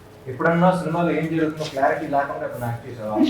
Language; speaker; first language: Telugu; native; Telugu